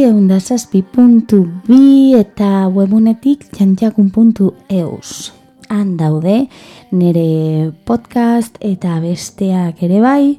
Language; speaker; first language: Basque; non-native, learner; Spanish